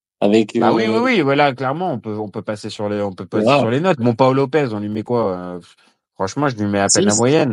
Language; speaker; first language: French; native; French